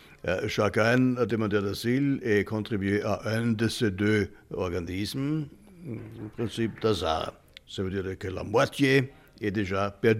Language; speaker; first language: French; non-native, fluent; German